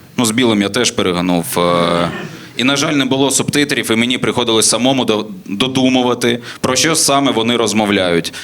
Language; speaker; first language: Ukrainian; non-native, local second language; Russian